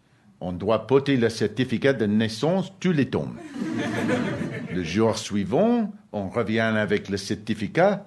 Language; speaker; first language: French; non-native, learner; English